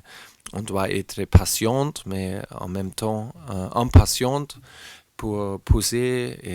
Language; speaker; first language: French; non-native, learner; German